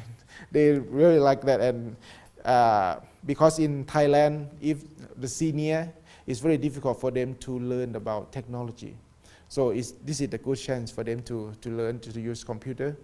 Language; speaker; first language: English; non-native, learner; Thai